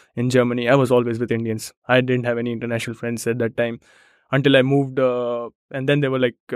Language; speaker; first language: English; non-native, local second language; Hindi